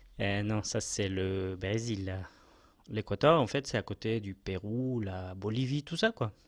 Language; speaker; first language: French; non-native, fluent; Spanish